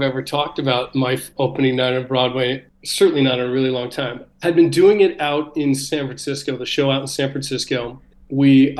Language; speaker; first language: English; native; English